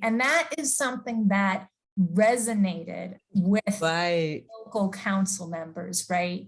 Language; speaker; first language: English; native; English